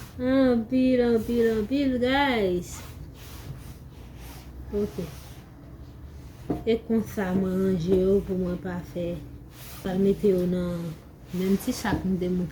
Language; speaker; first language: French; non-native, learner; Haitian Creole